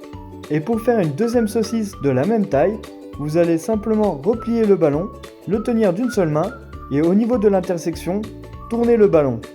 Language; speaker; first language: French; native; French